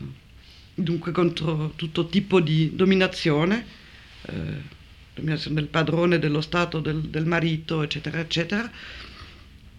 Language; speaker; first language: Italian; non-native, fluent; French